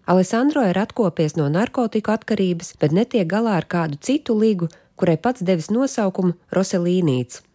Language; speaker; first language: Latvian; native; Latvian